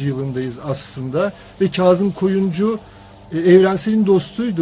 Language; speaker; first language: Turkish; native; Turkish